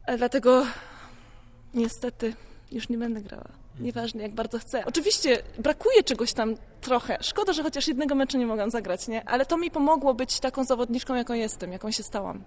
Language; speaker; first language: Polish; native; Polish